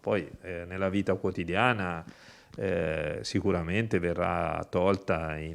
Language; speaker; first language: Italian; native; Italian